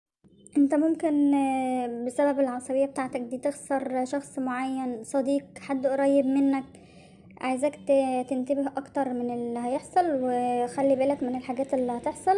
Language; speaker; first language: Arabic; native; Arabic